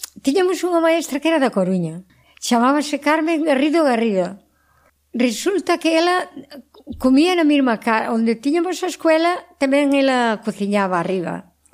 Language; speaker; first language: Galician; native; Galician